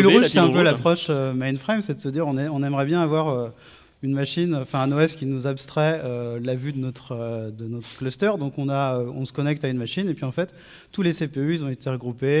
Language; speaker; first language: French; native; French